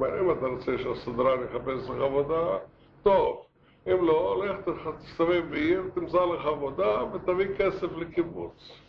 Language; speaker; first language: Hebrew; non-native, fluent; Yiddish